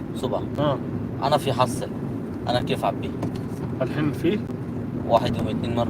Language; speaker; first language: Arabic; non-native, learner; Bangla